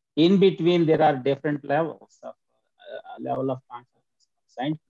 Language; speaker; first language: English; non-native, local second language; Telugu